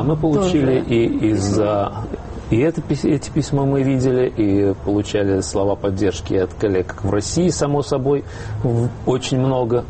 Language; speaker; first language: Russian; native; Russian